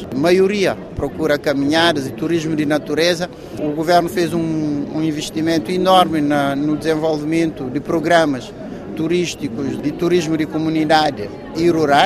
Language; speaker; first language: Portuguese; non-native, local second language; Kabuverdianu